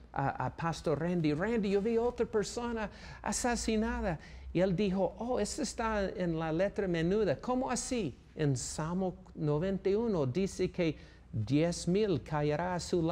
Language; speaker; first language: Spanish; non-native, fluent; English